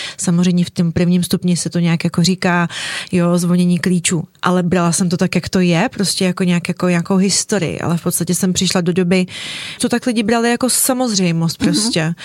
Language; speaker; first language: Czech; early bilingual, other home language; Russian